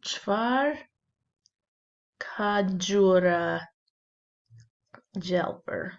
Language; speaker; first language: Albanian; non-native, learner; English